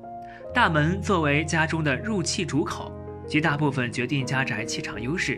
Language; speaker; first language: Chinese; native; Chinese